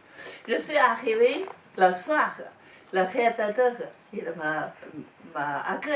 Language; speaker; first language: French; non-native, learner; Chinese